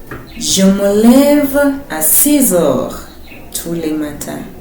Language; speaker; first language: French; non-native, fluent; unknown